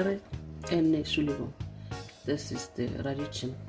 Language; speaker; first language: German; non-native, learner; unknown